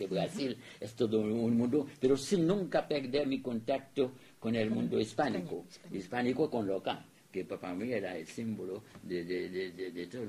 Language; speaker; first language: Spanish; non-native, fluent; French